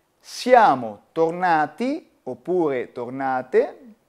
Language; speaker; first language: Italian; native; Italian